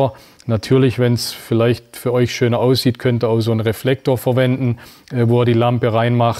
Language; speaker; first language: German; native; German